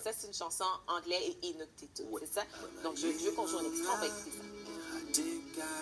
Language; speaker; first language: French; native; French